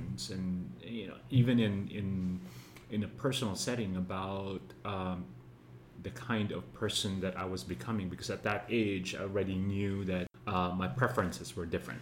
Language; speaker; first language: English; non-native, local second language; Filipino